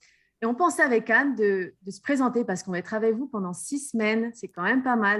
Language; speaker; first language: French; native; French